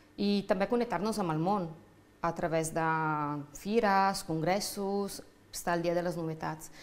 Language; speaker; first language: Catalan; non-native, fluent; Italian